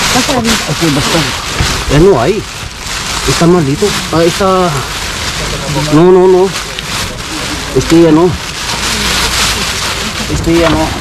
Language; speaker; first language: Spanish; non-native, learner; Filipino